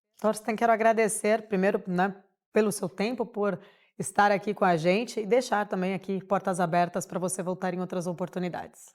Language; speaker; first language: Portuguese; native; Portuguese